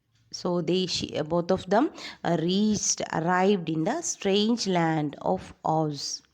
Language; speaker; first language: English; non-native, local second language; Malayalam